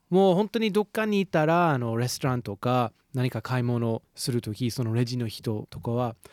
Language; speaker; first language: Japanese; non-native, fluent; English